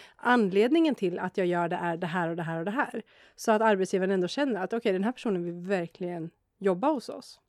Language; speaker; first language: Swedish; native; Swedish